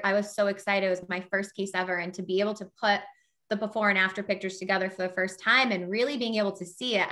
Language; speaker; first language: English; native; English